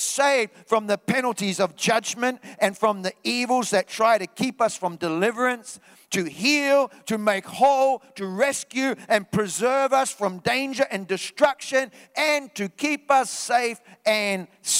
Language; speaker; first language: English; native; English